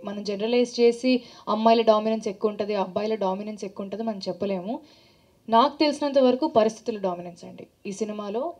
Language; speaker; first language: Telugu; native; Telugu